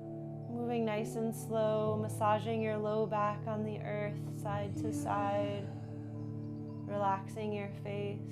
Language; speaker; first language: English; native; English